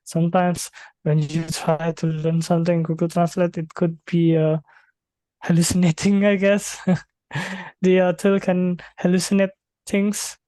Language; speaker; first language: English; non-native, fluent; Indonesian